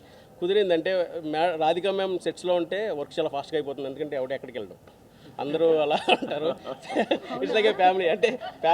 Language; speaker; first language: Telugu; native; Telugu